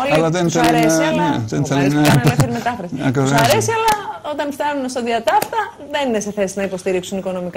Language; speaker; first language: Greek; native; Greek